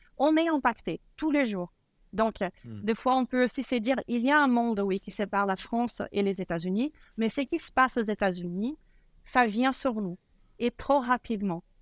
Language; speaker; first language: French; non-native, fluent; Portuguese